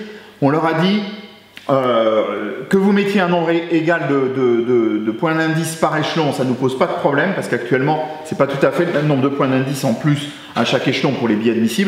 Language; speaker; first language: French; native; French